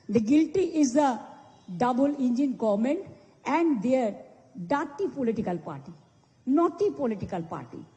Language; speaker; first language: English; non-native, local second language; Bangla